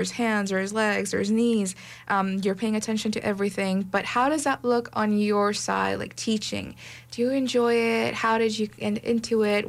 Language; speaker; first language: English; non-native, local second language; Urdu